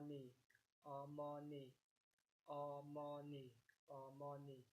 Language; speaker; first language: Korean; non-native, learner; Hmong